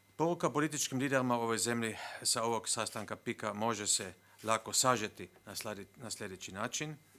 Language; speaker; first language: Croatian; non-native, fluent; Slovenian